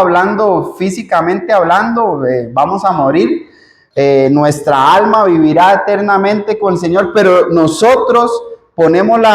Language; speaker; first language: Spanish; native; Spanish